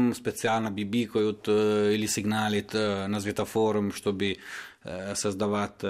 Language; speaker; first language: Russian; non-native, fluent; Italian